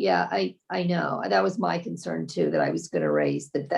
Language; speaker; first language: English; native; English